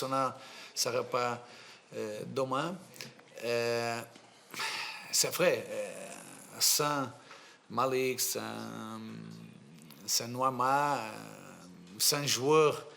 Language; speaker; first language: French; non-native, fluent; Portuguese